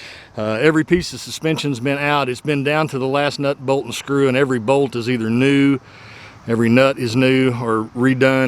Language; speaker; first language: English; native; English